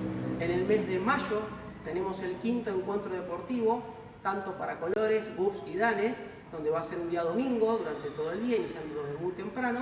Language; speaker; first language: Spanish; native; Spanish